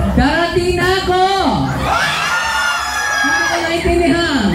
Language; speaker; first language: Filipino; non-native, learner; Japanese